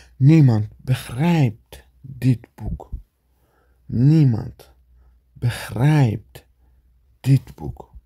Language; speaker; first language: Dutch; non-native, learner; Turkish